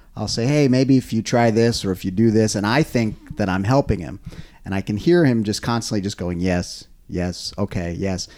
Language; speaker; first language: English; native; English